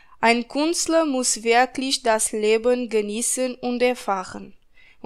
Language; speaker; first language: German; non-native, learner; Portuguese